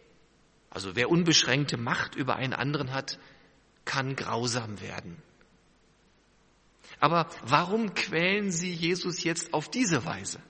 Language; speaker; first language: German; native; German